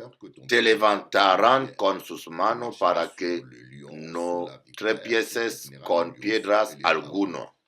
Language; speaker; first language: Spanish; non-native, learner; French